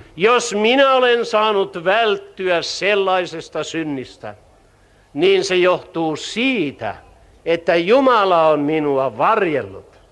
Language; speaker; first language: Finnish; native; Finnish